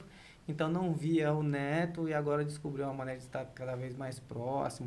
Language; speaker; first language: Portuguese; native; Portuguese